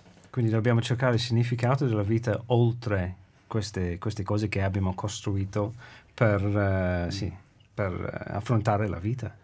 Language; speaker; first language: Italian; native; Italian